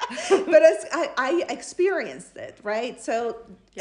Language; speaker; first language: English; non-native, fluent; Spanish